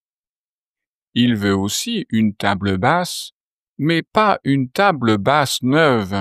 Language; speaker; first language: French; native; French